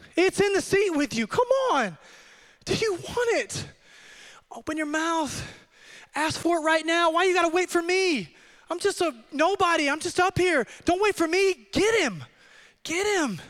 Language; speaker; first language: English; native; English